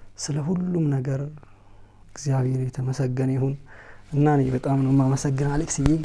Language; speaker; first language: Amharic; native; Amharic